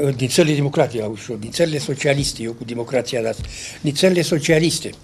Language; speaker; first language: Romanian; native; Romanian